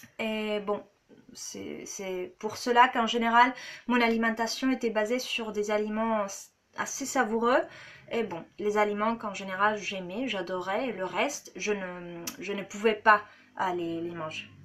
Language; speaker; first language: French; non-native, fluent; Spanish